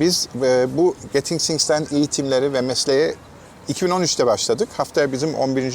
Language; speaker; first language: Turkish; non-native, fluent; German